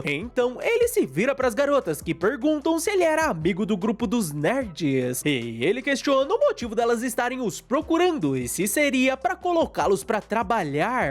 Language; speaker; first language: Portuguese; native; Portuguese